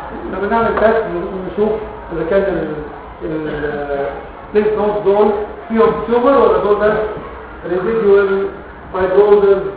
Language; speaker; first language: Arabic; native; Arabic